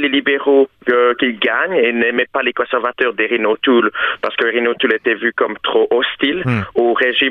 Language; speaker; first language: French; native; French